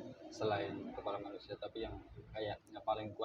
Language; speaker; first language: Indonesian; native; Indonesian